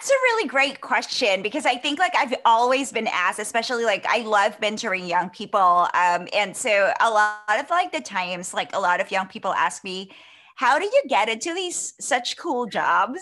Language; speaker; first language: English; non-native, local second language; Filipino